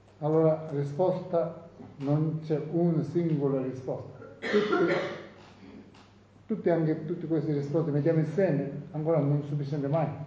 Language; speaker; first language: Italian; non-native, learner; Tibetan